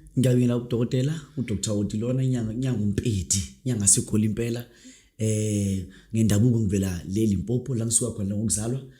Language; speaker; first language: Zulu; non-native, local second language; Northern Sotho